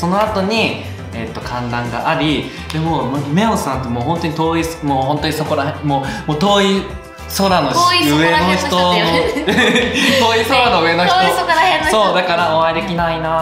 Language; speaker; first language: Japanese; early bilingual, other home language; Korean